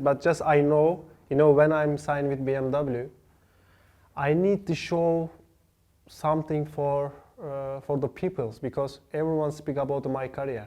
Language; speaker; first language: English; non-native, learner; Turkish